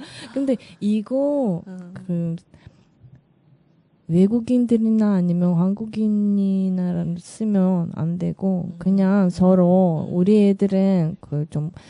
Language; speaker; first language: Korean; non-native, learner; Russian